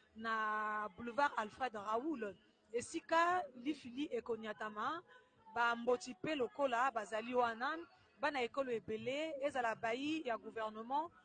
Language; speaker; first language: Lingala; native; Lingala